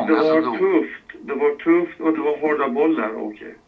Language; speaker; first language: Swedish; non-native, fluent; Persian